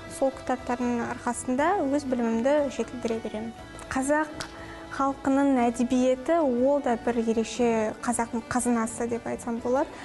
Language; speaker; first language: Kazakh; non-native, local second language; Russian